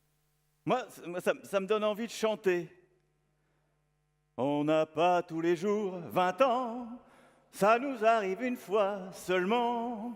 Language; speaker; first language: French; native; French